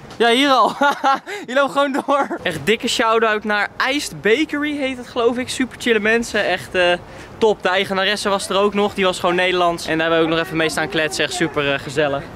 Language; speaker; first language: Dutch; native; Dutch